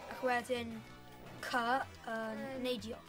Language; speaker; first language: Welsh; non-native, local second language; English